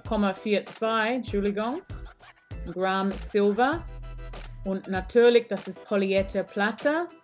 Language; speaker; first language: German; non-native, learner; English